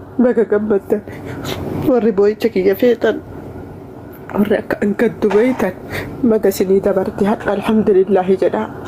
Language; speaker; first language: Oromo; native; Oromo